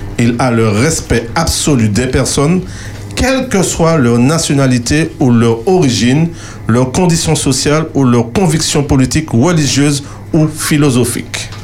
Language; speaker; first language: French; native; French